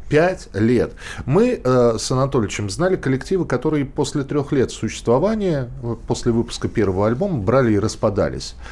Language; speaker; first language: Russian; native; Russian